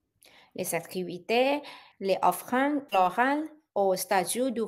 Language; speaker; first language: French; non-native, fluent; Thai